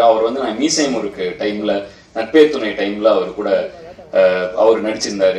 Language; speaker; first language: Tamil; native; Tamil